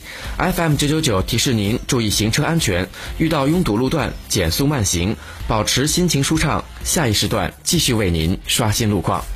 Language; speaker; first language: Chinese; native; Chinese